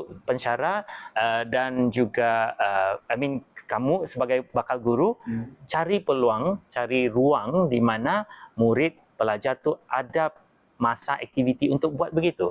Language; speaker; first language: Malay; native; Malay